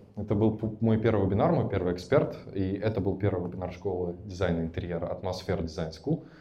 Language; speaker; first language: Russian; native; Russian